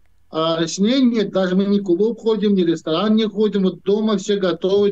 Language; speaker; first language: Russian; non-native, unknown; Turkish